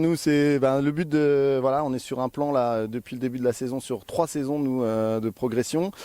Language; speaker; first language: French; native; French